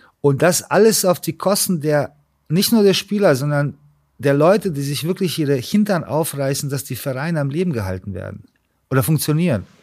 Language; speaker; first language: German; early bilingual, other home language; Serbian